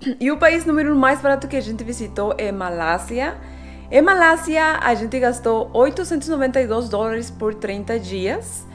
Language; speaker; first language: Portuguese; non-native, fluent; Spanish